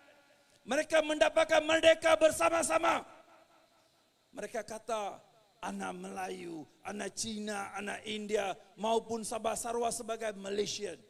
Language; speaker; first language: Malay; non-native, local second language; Tamil